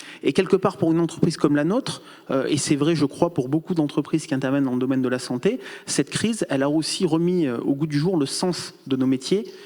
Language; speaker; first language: French; native; French